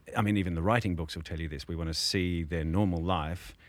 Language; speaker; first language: English; native; English